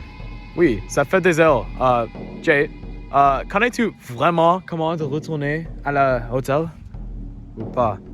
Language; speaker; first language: French; non-native, learner; English